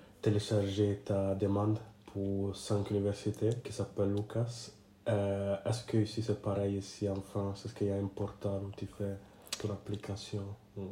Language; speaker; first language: French; non-native, learner; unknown